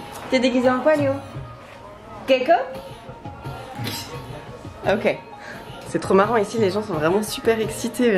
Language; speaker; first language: French; native; French